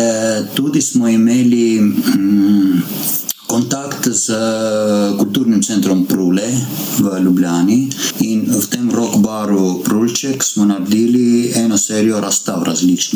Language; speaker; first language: Slovenian; non-native, learner; Armenian